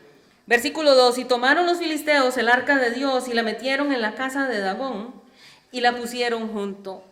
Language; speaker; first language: Spanish; native; Spanish